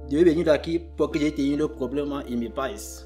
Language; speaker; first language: Spanish; non-native, learner; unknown